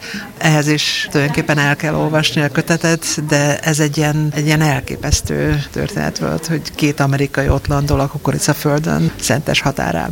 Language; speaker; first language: Hungarian; native; Hungarian